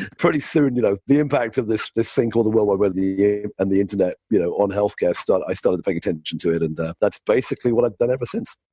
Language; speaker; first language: English; native; English